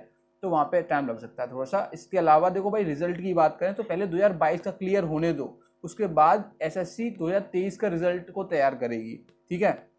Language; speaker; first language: Hindi; native; Hindi